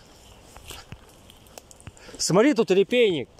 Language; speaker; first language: Russian; native; Russian